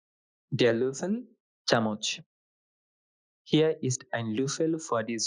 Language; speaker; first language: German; non-native, fluent; Bangla